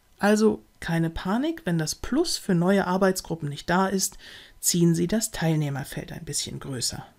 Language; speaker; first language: German; native; German